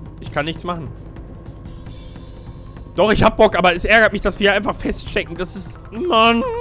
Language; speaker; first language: German; native; German